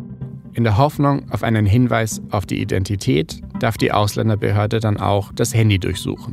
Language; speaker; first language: German; native; German